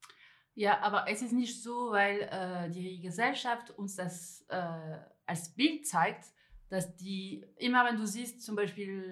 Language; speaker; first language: German; non-native, fluent; French